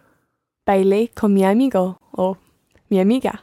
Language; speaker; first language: Spanish; non-native, learner; English